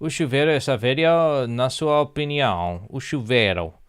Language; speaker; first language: Portuguese; non-native, learner; English